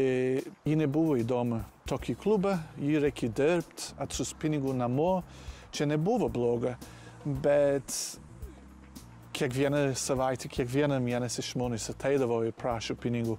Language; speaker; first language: Lithuanian; non-native, learner; English